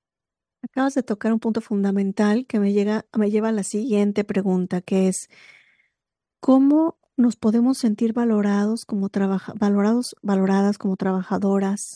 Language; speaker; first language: Spanish; native; Spanish